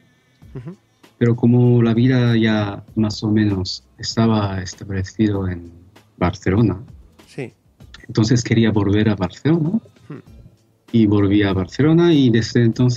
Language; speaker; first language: Spanish; non-native, fluent; Japanese